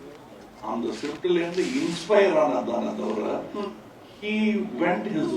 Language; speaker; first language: Tamil; native; Tamil